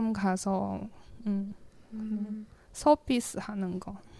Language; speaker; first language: Korean; non-native, learner; Chinese